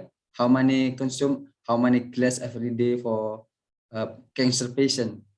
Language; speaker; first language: English; non-native, learner; Indonesian